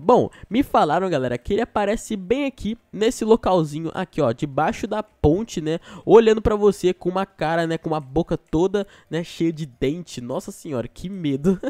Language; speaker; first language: Portuguese; native; Portuguese